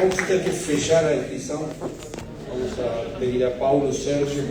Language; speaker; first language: Portuguese; non-native, fluent; Spanish